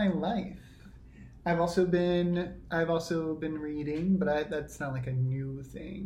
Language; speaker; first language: English; native; English